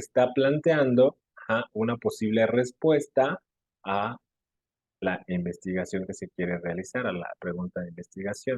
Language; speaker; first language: Spanish; native; Spanish